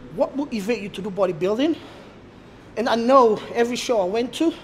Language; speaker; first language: English; non-native, fluent; Portuguese